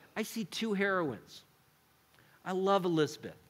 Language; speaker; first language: English; native; English